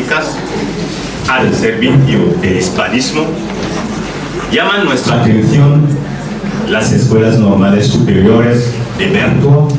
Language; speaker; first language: Spanish; non-native, fluent; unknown